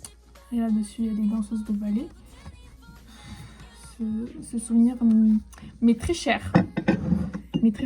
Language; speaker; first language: French; native; French